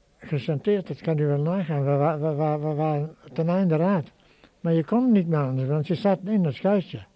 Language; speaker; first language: Dutch; early bilingual, other home language; German